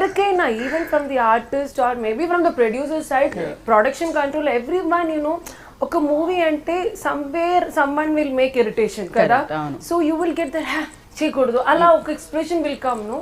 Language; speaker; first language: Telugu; non-native, learner; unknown